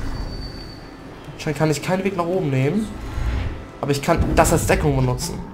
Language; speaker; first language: German; native; German